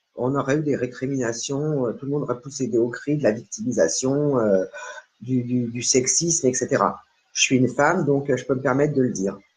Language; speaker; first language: French; native; French